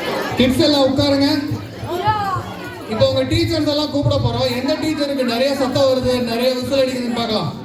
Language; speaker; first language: Tamil; native; Tamil